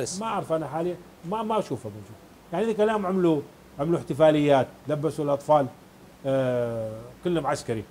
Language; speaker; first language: Arabic; native; Arabic